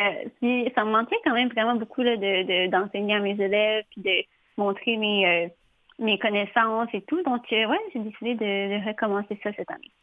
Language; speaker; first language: French; native; French